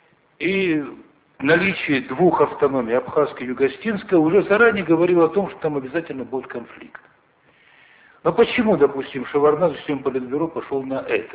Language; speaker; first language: Russian; non-native, local second language; Ossetic